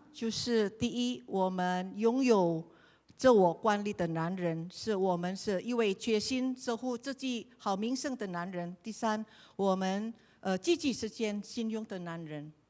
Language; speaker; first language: Chinese; non-native, learner; Indonesian